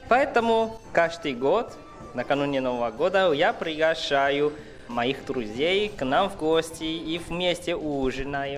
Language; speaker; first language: Russian; non-native, fluent; Chinese